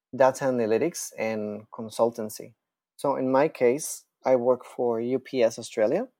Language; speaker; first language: English; non-native, fluent; Spanish